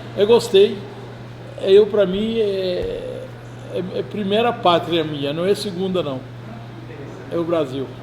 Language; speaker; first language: Portuguese; non-native, fluent; Arabic